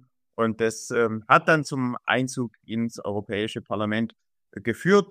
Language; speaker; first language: German; native; German